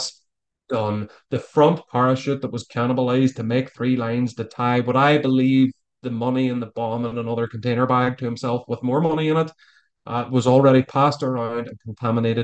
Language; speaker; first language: English; native; English